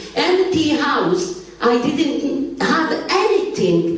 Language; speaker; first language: English; non-native, learner; Bosnian